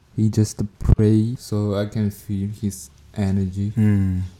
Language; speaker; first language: English; non-native, learner; Chinese